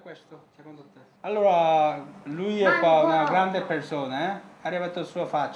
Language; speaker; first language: Italian; non-native, learner; Korean